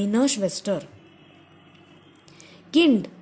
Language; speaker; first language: German; non-native, fluent; Marathi